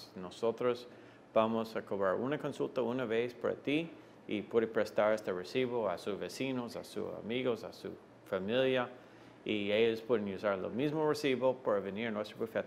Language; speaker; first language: Spanish; non-native, fluent; English